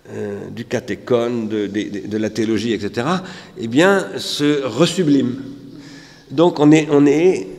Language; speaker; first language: French; native; French